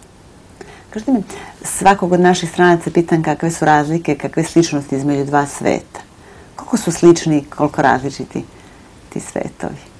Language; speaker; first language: Serbian; native; Serbian